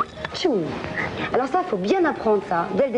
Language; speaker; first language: French; native; French